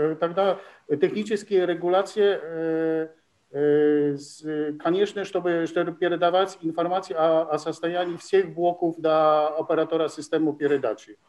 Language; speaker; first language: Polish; non-native, learner; Ukrainian